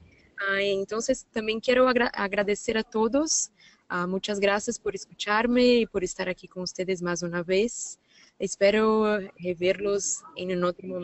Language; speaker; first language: Spanish; non-native, learner; Portuguese